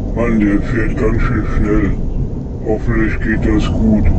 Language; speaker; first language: German; native; German